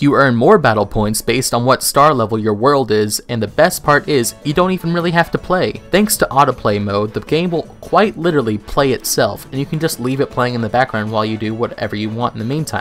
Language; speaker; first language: English; native; English